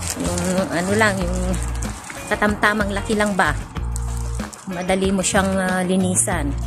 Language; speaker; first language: Filipino; native; Filipino